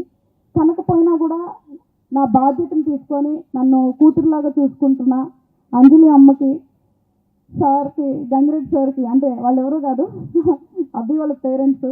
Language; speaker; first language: Telugu; native; Telugu